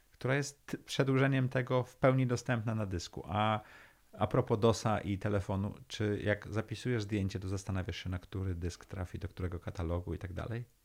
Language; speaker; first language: Polish; early bilingual, heritage; Polish